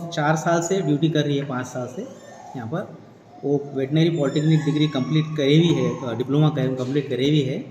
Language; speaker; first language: Hindi; non-native, local second language; Telugu